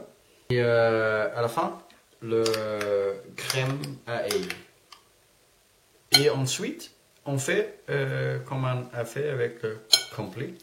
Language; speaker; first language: French; non-native, learner; Danish